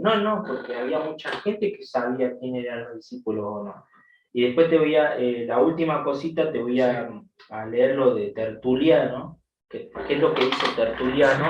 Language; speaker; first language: Spanish; native; Spanish